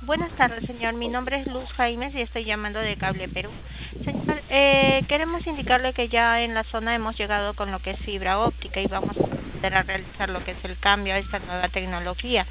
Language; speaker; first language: Spanish; native; Spanish